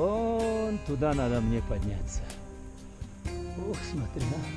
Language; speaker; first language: Russian; non-native, local second language; Uzbek